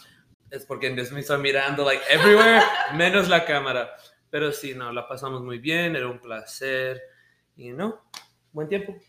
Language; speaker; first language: Spanish; early bilingual, heritage; Spanish